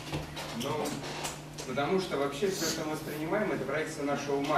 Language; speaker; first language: Russian; native; Russian